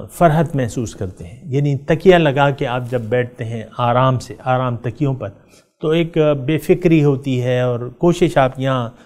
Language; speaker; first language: Urdu; native; Urdu